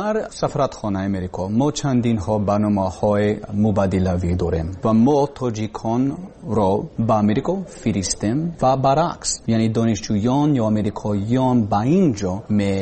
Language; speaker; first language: Persian; non-native, learner; English